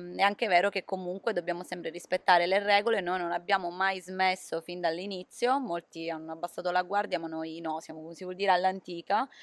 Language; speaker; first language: Italian; native; Italian